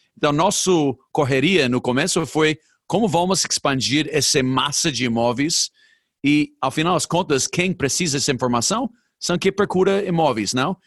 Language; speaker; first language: Portuguese; non-native, fluent; English